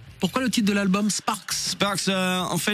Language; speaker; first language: French; native; French